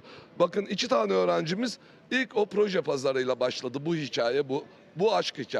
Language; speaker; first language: Turkish; native; Turkish